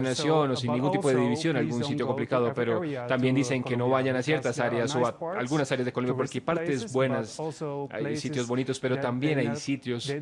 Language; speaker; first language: Spanish; non-native, fluent; Dutch